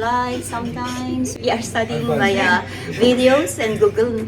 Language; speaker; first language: English; non-native, local second language; Hindi